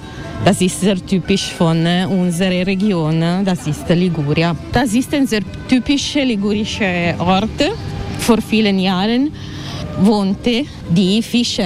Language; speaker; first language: German; non-native, learner; Italian